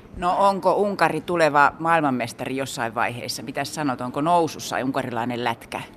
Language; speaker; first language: Finnish; native; Finnish